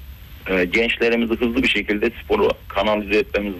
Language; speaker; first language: Turkish; native; Turkish